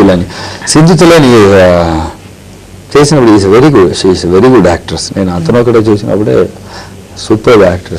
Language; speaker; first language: Telugu; non-native, learner; Tamil